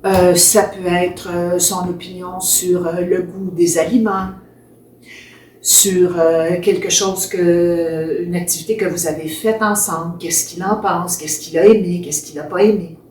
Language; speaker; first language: French; native; French